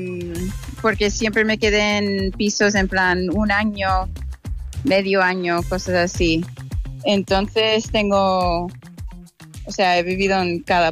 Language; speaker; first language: Spanish; non-native, fluent; English